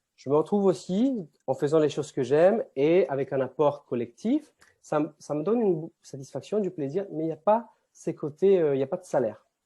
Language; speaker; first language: French; non-native, fluent; Spanish